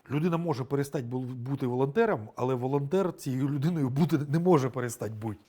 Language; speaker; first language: Ukrainian; non-native, local second language; Russian